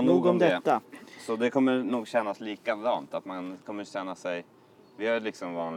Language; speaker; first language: Swedish; native; Swedish